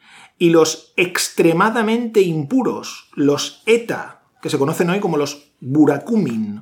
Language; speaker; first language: Spanish; native; Spanish